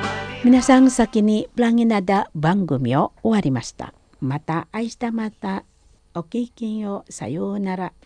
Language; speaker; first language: Japanese; non-native, fluent; Indonesian